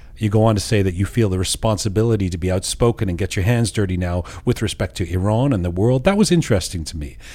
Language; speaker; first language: English; early bilingual, other home language; Persian